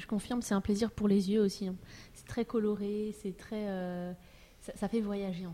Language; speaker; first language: French; native; French